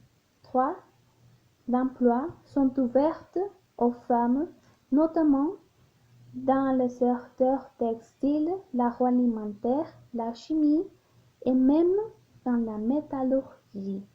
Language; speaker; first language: French; non-native, learner; Spanish